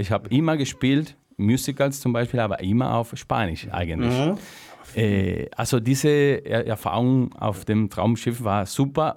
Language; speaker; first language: German; non-native, fluent; Spanish